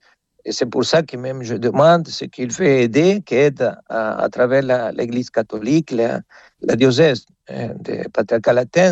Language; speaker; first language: French; non-native, fluent; Spanish